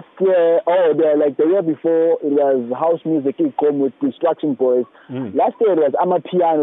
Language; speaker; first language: English; non-native, local second language; Zulu